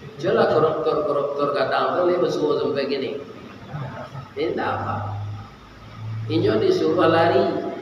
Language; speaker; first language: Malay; non-native, local second language; Minangkabau